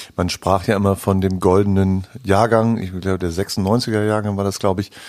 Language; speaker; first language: German; native; German